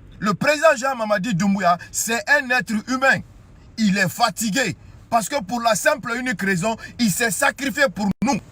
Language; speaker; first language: French; non-native, local second language; Susu